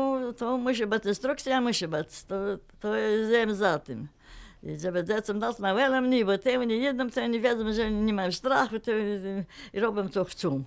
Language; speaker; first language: Polish; non-native, local second language; Kashubian